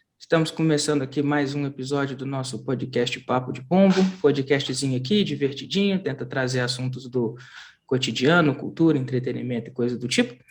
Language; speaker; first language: Portuguese; native; Portuguese